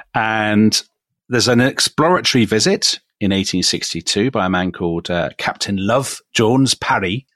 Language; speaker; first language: English; native; English